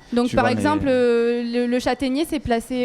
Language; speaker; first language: French; native; French